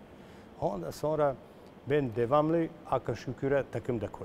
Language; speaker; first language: Turkish; non-native, learner; Serbian